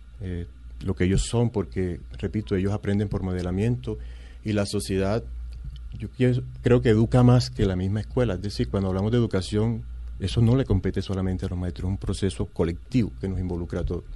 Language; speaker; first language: Spanish; native; Spanish